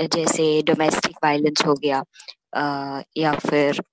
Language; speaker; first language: Hindi; non-native, local second language; Telugu